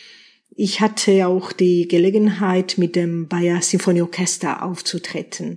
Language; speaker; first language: German; non-native, fluent; Georgian